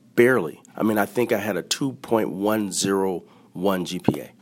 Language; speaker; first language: English; native; English